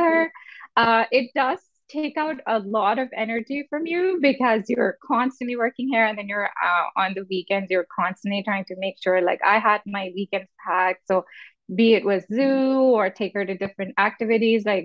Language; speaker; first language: English; non-native, local second language; Urdu